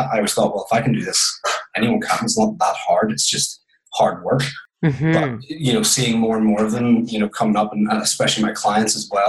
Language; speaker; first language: English; native; English